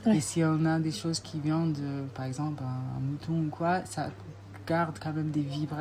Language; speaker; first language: French; non-native, fluent; English